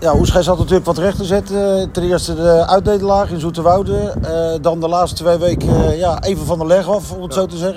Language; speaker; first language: Dutch; native; Dutch